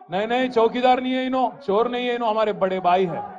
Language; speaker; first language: Hindi; non-native, local second language; Telugu